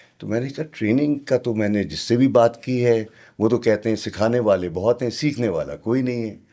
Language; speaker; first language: Urdu; native; Urdu